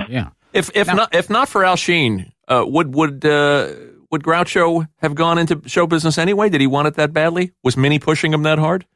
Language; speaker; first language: English; native; English